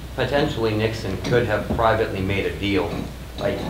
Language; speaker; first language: English; native; English